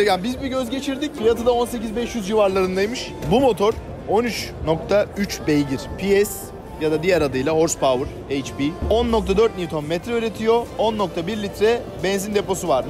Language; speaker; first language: Turkish; native; Turkish